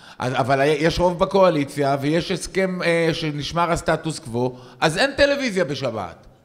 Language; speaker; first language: Hebrew; native; Hebrew